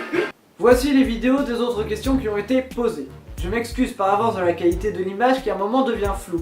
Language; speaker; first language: French; native; French